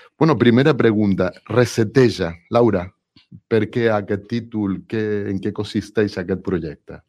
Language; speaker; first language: Catalan; non-native, local second language; Spanish